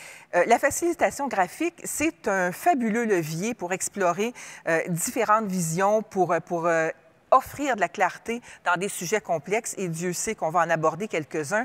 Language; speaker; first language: French; native; French